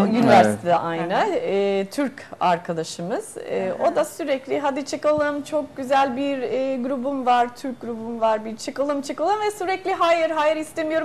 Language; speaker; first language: Turkish; non-native, fluent; Spanish